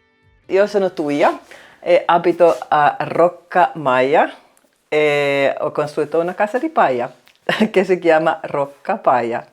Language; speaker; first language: Italian; non-native, learner; Finnish